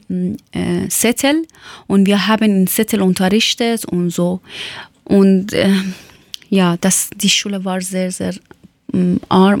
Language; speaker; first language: German; non-native, learner; Persian